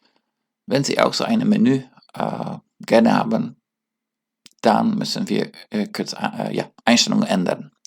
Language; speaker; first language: German; non-native, learner; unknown